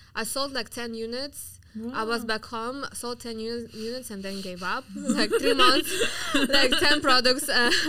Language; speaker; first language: English; non-native, fluent; Russian